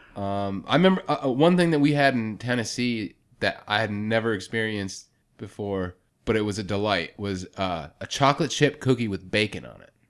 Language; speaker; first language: English; native; English